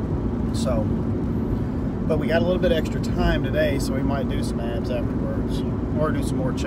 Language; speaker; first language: English; native; English